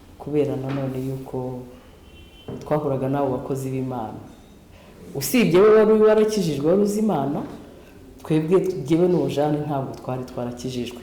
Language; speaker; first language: Kinyarwanda; native; Kinyarwanda